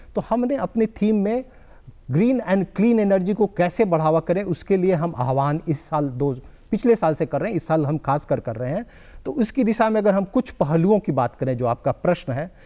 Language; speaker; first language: Hindi; native; Hindi